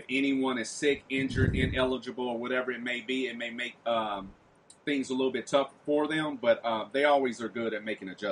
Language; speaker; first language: English; native; English